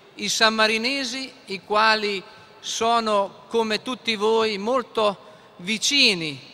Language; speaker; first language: Italian; native; Italian